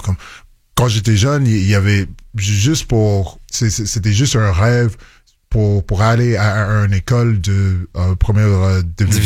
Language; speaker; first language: French; non-native, local second language; English